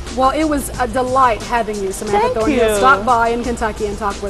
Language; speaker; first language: English; native; English